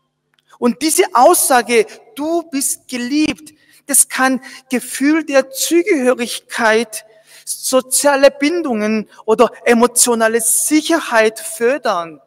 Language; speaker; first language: German; non-native, fluent; Korean